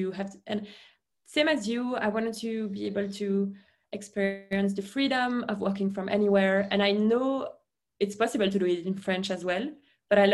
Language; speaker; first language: English; non-native, fluent; French